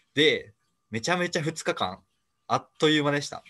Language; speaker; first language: Japanese; native; Japanese